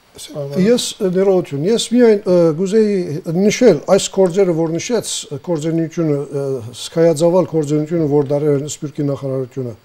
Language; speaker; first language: Armenian; early bilingual, heritage; Armenian